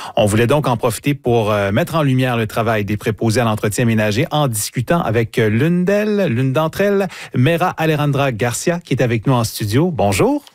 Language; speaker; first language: French; native; French